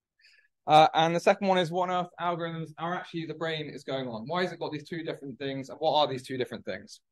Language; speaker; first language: English; native; English